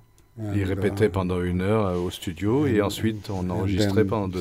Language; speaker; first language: French; native; French